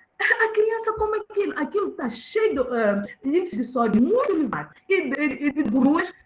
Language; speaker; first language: Portuguese; non-native, local second language; Tsonga